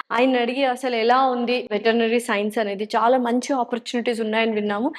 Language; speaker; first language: Telugu; native; Telugu